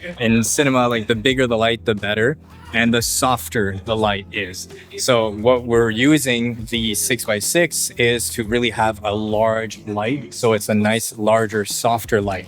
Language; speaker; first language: English; native; English